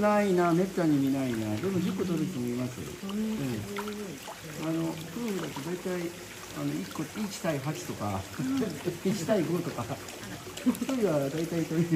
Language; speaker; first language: Japanese; native; Japanese